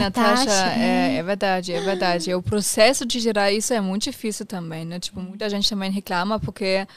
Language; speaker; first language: Portuguese; non-native, fluent; German